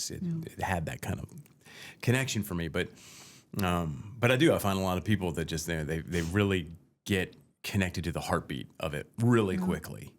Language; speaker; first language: English; native; English